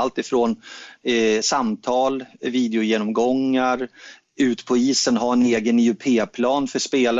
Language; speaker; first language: Swedish; native; Swedish